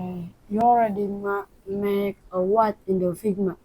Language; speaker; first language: English; non-native, learner; Indonesian